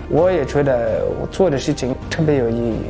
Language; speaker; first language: Chinese; non-native, fluent; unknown